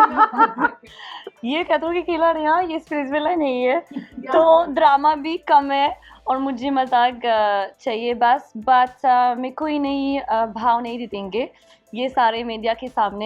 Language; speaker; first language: Hindi; non-native, learner; Arabic